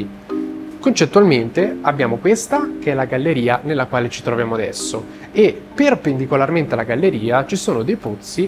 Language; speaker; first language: Italian; native; Italian